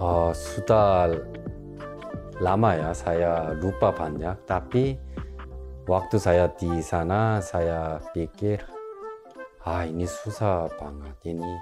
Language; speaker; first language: Indonesian; non-native, local second language; Korean